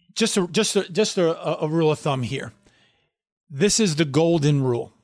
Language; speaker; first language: English; native; English